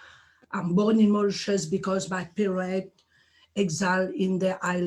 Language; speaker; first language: English; non-native, learner; Morisyen